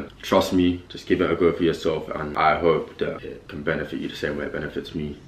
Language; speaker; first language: English; native; English